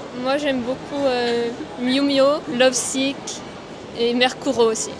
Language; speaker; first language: French; native; French